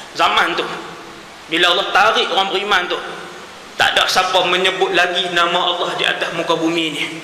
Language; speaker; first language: Malay; native; Malay